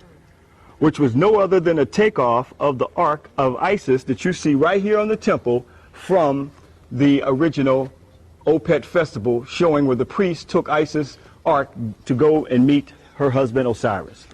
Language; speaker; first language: English; native; English